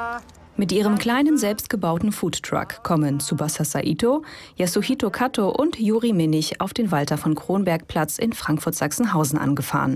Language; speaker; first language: German; native; German